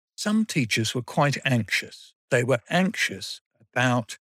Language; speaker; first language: English; native; English